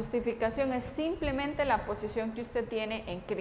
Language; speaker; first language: Spanish; native; Spanish